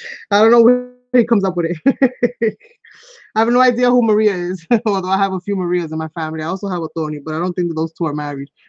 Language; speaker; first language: English; early bilingual, other home language; Spanish